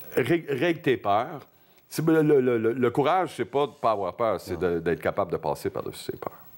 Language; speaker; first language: French; native; French